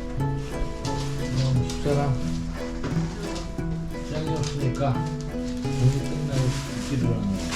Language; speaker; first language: Korean; native; Korean